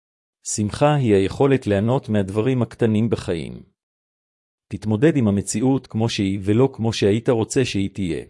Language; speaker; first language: Hebrew; native; Hebrew